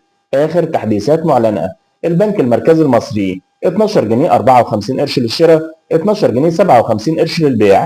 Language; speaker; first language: Arabic; native; Arabic